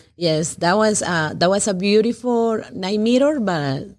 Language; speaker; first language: English; non-native, learner; Spanish